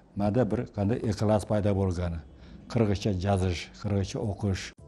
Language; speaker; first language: Kyrgyz; non-native, local second language; Uzbek